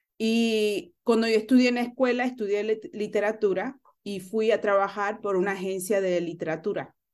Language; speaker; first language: Spanish; early bilingual, heritage; Spanish